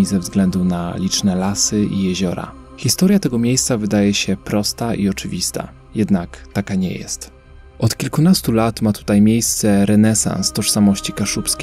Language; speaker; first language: Polish; native; Polish